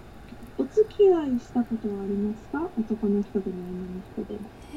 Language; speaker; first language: Japanese; native; Japanese